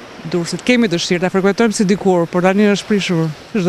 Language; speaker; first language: Albanian; native; Albanian